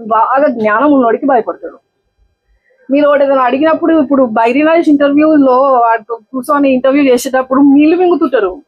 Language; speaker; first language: Telugu; native; Telugu